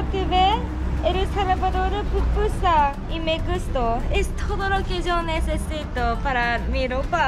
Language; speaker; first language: Spanish; non-native, learner; Japanese